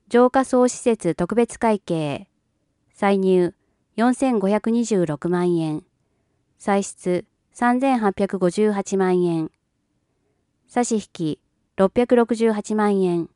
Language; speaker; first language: Japanese; native; Japanese